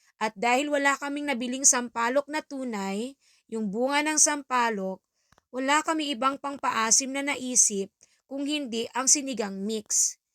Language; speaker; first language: Filipino; native; Filipino